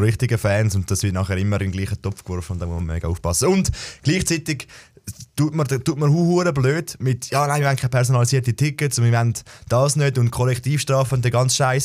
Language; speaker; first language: German; native; German